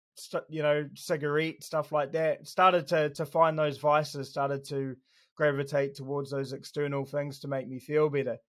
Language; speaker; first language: English; native; English